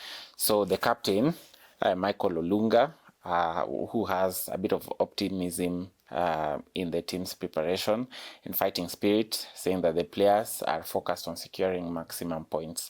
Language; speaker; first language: English; non-native, local second language; Swahili